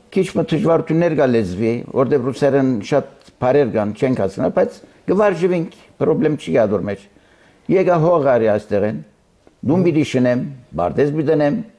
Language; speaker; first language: Armenian; early bilingual, heritage; Armenian